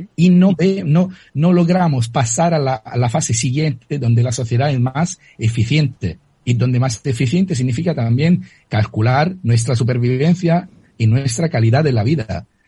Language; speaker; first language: Spanish; non-native, fluent; Italian